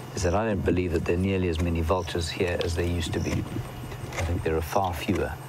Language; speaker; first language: English; native; English